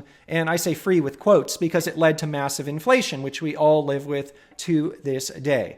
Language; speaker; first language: English; native; English